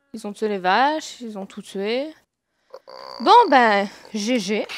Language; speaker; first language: French; native; French